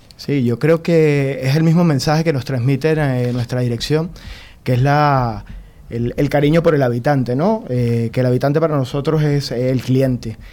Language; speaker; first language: Spanish; native; Spanish